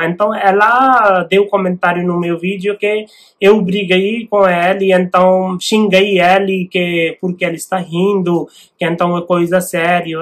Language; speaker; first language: Portuguese; non-native, learner; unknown